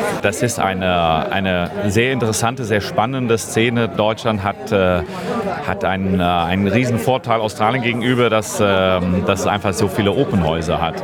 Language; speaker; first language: German; non-native, fluent; English